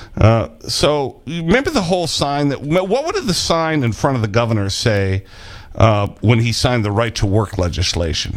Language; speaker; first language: English; native; English